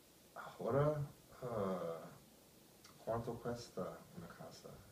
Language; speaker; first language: Spanish; non-native, learner; English